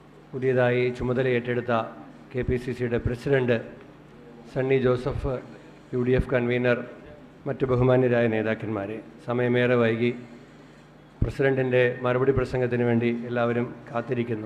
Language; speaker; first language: Malayalam; native; Malayalam